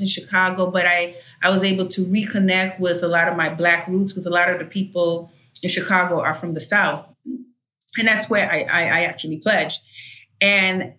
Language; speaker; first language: English; early bilingual, other home language; Haitian Creole